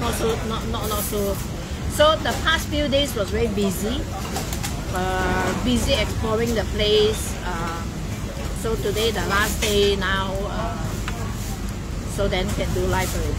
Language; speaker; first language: English; non-native, local second language; Cantonese